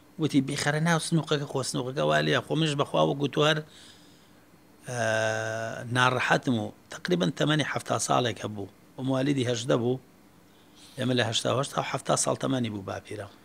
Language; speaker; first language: Central Kurdish; native; Central Kurdish